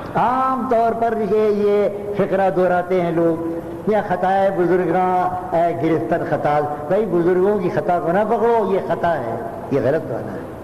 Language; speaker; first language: Urdu; native; Urdu